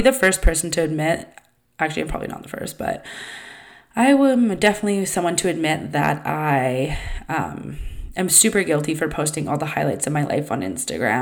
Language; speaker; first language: English; native; English